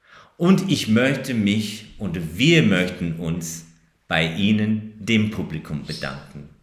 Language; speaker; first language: German; non-native, fluent; English